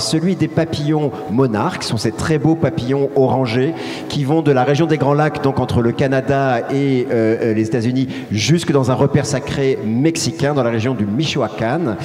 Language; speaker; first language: French; native; French